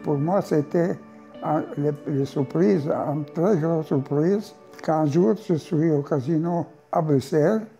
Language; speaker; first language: French; non-native, fluent; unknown